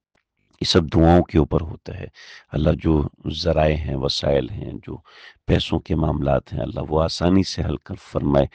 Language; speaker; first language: Urdu; native; Urdu